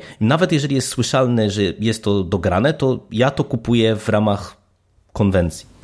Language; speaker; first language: Polish; native; Polish